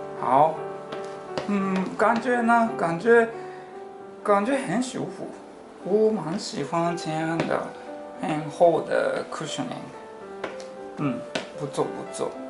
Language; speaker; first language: Chinese; non-native, fluent; Japanese